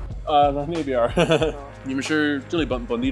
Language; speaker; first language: Chinese; non-native, fluent; English